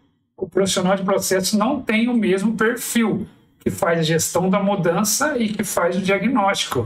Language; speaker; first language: Portuguese; native; Portuguese